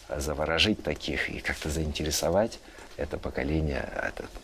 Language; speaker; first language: Russian; native; Russian